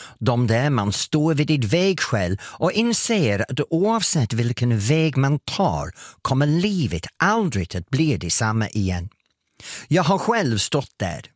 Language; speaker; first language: Swedish; non-native, fluent; English